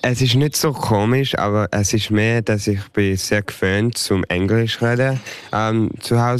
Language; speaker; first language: German; early bilingual, heritage; English